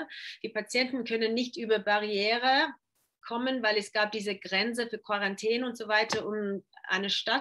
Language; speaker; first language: German; non-native, fluent; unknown